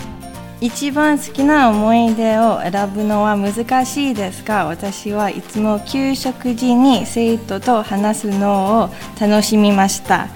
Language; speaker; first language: Japanese; non-native, learner; English